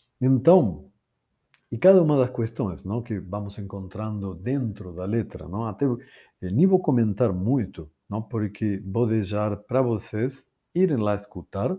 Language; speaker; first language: Portuguese; non-native, fluent; Spanish